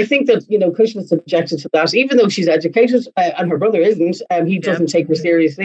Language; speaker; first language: English; native; English